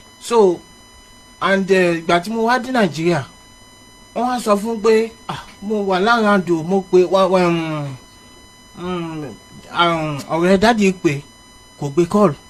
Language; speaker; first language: Yoruba; early bilingual, heritage; Yoruba